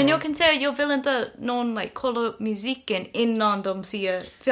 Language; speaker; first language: Swedish; non-native, learner; English